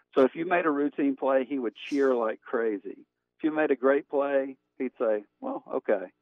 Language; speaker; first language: English; native; English